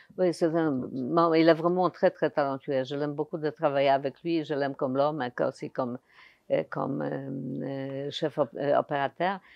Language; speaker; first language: French; non-native, fluent; Polish